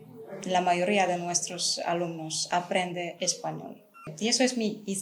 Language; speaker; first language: Spanish; non-native, fluent; Polish